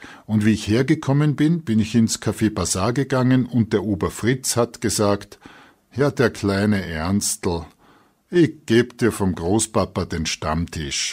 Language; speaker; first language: German; native; German